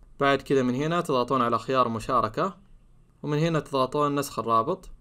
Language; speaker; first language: Arabic; native; Arabic